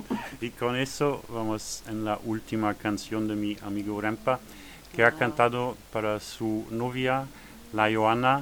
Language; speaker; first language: Spanish; non-native, learner; French